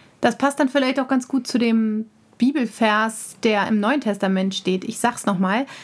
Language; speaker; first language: German; native; German